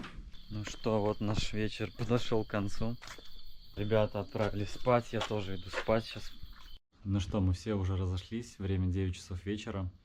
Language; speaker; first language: Russian; native; Russian